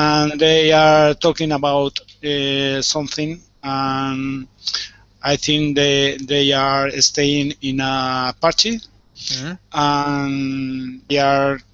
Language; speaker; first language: English; non-native, learner; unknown